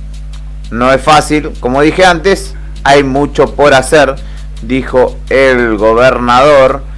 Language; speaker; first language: Spanish; native; Spanish